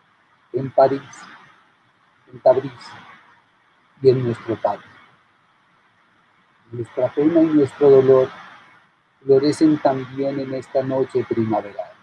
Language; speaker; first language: Spanish; native; Spanish